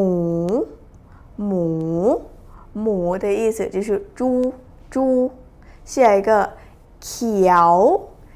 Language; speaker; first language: Chinese; non-native, fluent; Thai